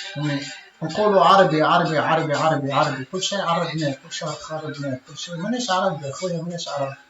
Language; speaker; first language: Arabic; native; Arabic